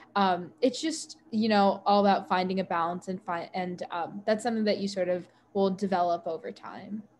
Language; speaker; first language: English; native; English